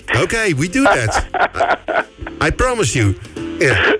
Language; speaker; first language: English; non-native, fluent; Dutch